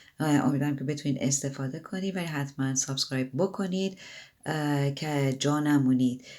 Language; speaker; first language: Persian; native; Persian